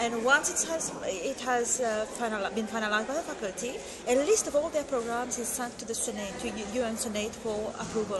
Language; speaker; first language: English; non-native, local second language; Morisyen